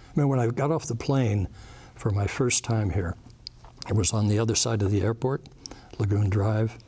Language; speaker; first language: English; native; English